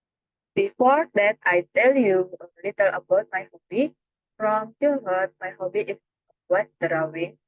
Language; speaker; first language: English; non-native, learner; Indonesian